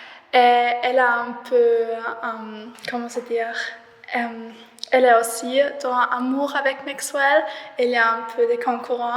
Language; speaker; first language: French; non-native, learner; German